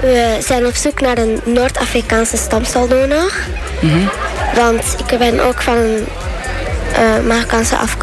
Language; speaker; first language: Dutch; early bilingual, other home language; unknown